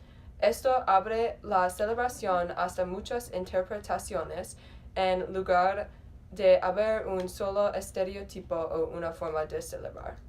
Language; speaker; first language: Spanish; non-native, learner; English